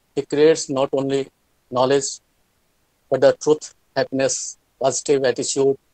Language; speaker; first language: English; non-native, local second language; Hindi